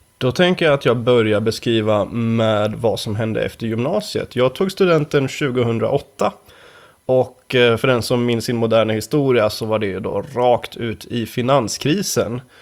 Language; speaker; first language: Swedish; native; Swedish